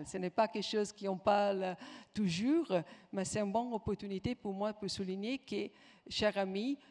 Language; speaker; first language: French; non-native, fluent; Italian